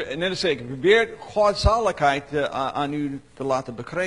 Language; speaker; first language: Dutch; non-native, learner; English